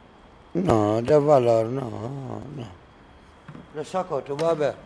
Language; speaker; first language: Spanish; non-native, learner; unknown